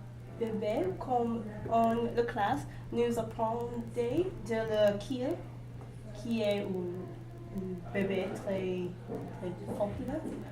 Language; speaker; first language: French; non-native, learner; English